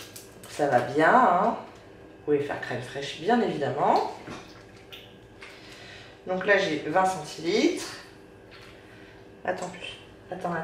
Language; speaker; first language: French; native; French